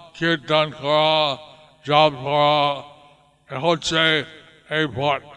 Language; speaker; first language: Bangla; non-native, fluent; English